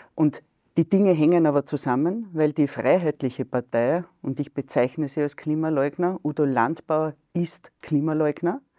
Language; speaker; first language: German; native; German